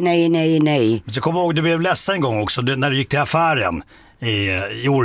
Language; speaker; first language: Swedish; native; Swedish